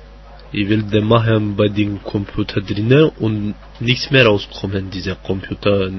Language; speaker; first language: German; non-native, learner; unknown